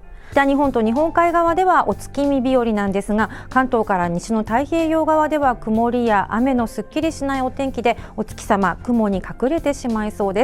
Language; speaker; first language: Japanese; native; Japanese